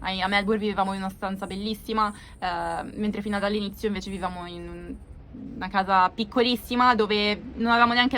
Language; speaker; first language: Italian; native; Italian